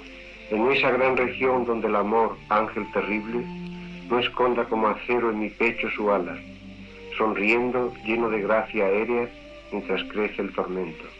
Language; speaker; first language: Spanish; native; Spanish